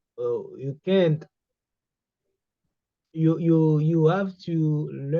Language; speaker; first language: English; non-native, learner; Haitian Creole